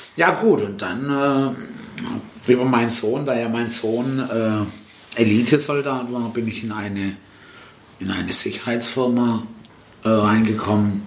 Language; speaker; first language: German; early bilingual, other home language; Italian